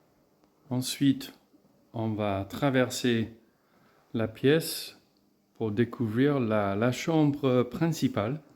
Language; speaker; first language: French; non-native, fluent; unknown